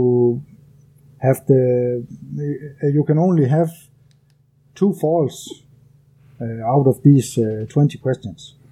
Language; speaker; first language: English; non-native, fluent; Danish